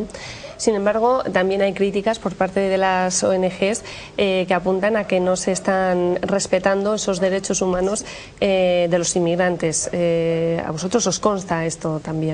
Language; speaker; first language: Spanish; native; Spanish